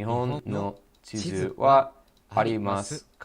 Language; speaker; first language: Japanese; non-native, learner; English